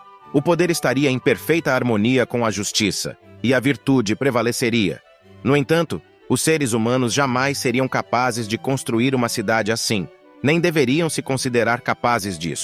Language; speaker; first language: Portuguese; native; Portuguese